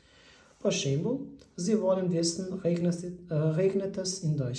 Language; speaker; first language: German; non-native, fluent; Albanian